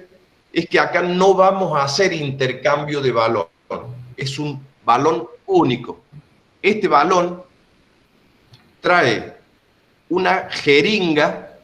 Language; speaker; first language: Spanish; native; Spanish